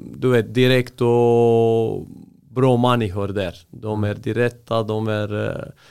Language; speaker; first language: Swedish; non-native, learner; Serbian